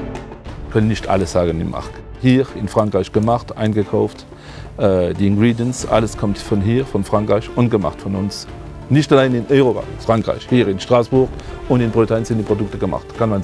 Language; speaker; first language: German; non-native, fluent; French